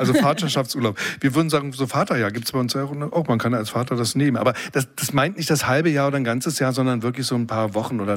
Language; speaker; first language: German; native; German